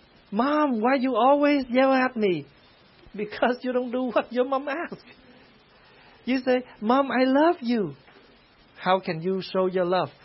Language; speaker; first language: English; non-native, fluent; Vietnamese